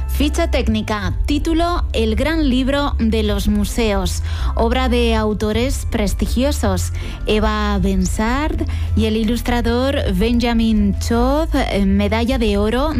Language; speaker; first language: Spanish; native; Spanish